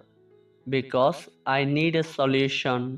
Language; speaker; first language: English; non-native, fluent; Bangla